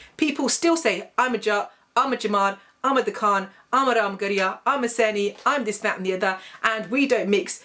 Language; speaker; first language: English; native; English